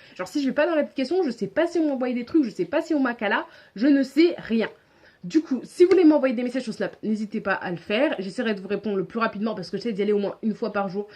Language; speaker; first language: French; native; French